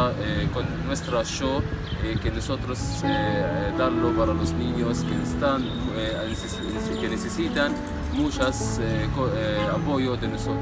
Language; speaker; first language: Spanish; non-native, learner; Arabic